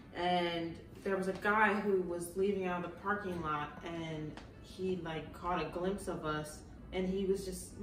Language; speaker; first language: English; native; English